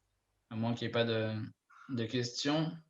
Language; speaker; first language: French; native; French